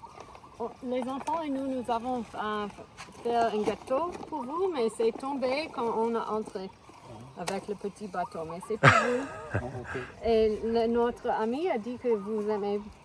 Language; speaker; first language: French; non-native, learner; English